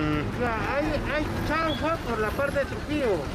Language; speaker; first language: Spanish; native; Spanish